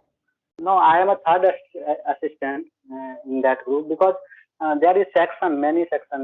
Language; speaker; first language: English; non-native, learner; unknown